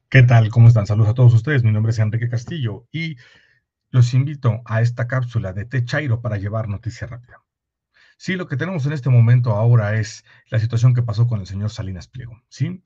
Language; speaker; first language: Spanish; native; Spanish